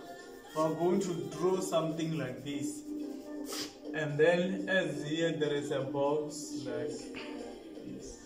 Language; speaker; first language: English; non-native, local second language; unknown